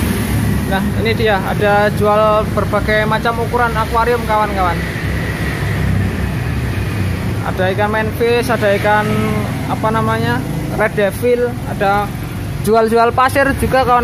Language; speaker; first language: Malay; non-native, local second language; Javanese